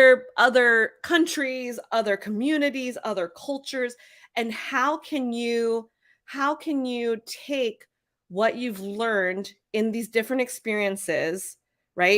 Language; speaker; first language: English; native; English